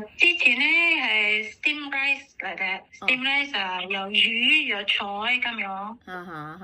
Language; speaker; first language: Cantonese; non-native, fluent; Indonesian